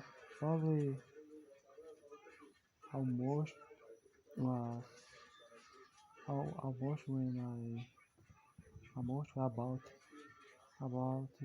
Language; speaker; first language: English; non-native, learner; Portuguese